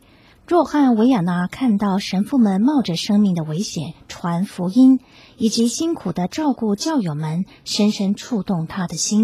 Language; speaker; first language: Chinese; native; Chinese